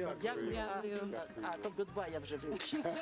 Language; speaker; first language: Russian; native; Russian